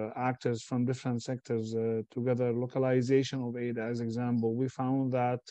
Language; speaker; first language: English; non-native, fluent; Arabic